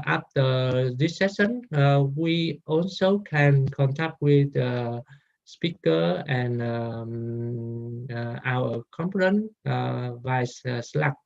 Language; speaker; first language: English; non-native, learner; Vietnamese